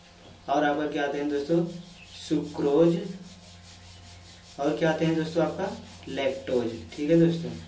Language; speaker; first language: Hindi; native; Hindi